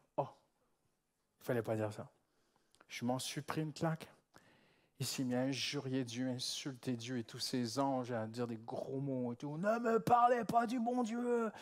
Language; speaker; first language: French; native; French